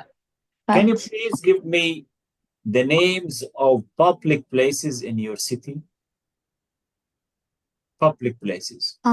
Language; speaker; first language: English; non-native, fluent; Arabic